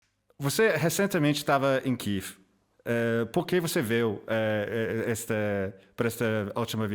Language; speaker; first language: Portuguese; non-native, fluent; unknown